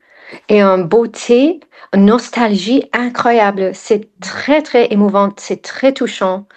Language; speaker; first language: French; non-native, fluent; English